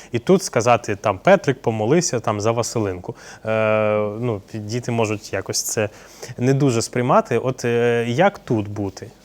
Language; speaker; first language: Ukrainian; native; Ukrainian